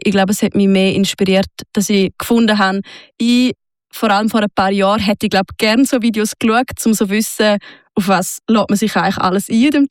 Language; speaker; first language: German; native; German